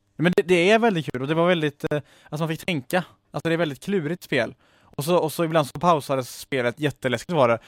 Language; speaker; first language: Swedish; native; Swedish